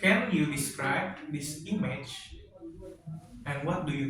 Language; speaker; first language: English; non-native, learner; Indonesian